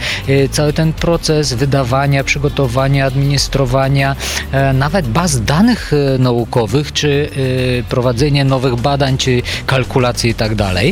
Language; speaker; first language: Polish; non-native, fluent; Bulgarian